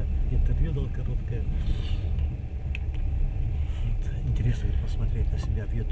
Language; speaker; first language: Russian; native; Russian